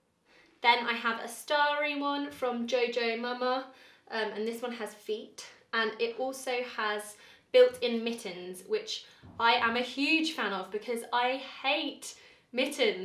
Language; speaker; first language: English; native; English